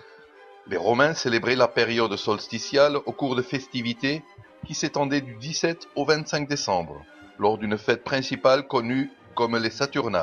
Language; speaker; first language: French; native; French